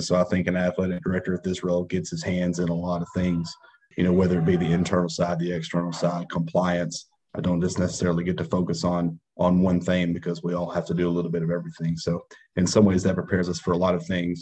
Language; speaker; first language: English; native; English